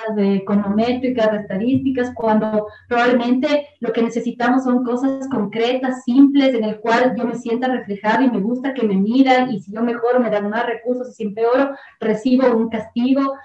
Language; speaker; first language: Spanish; native; Spanish